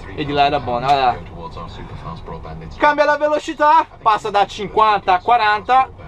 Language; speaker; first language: Italian; non-native, fluent; Portuguese